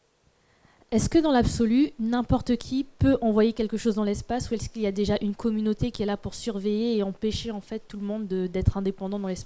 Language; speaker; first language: French; native; French